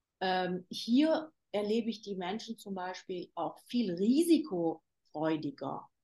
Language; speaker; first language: German; native; German